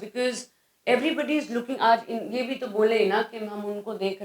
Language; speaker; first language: Hindi; native; Hindi